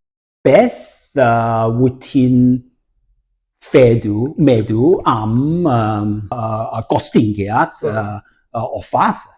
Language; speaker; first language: Welsh; non-native, learner; English